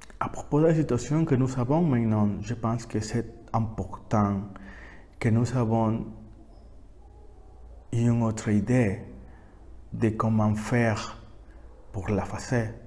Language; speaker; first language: French; non-native, learner; Spanish